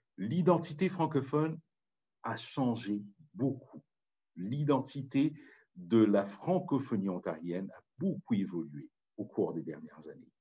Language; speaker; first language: French; native; French